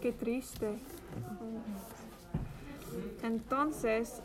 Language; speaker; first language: Spanish; non-native, learner; English